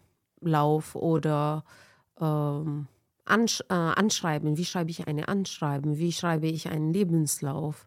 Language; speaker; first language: German; non-native, fluent; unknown